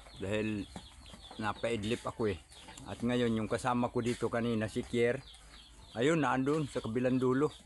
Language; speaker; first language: Filipino; native; Filipino